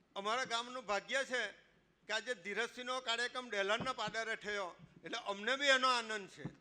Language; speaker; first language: Gujarati; native; Gujarati